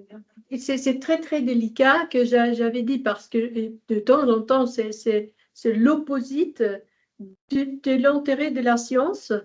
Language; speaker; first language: French; non-native, fluent; Polish